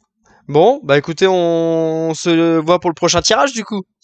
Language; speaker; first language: French; native; French